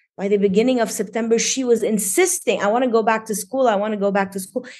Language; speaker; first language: English; non-native, fluent; Arabic